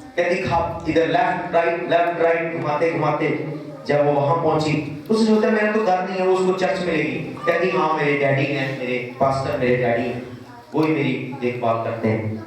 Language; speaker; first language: Urdu; non-native, local second language; Punjabi